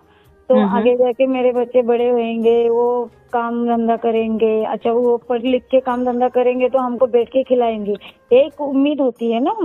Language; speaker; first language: Hindi; non-native, local second language; Marathi